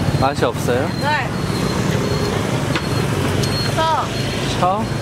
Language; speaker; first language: Korean; non-native, learner; Vietnamese